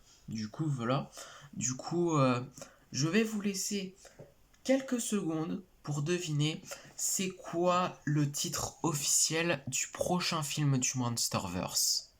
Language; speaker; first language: French; native; French